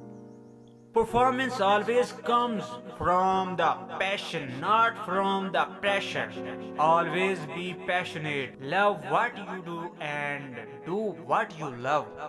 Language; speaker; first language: English; non-native, local second language; Urdu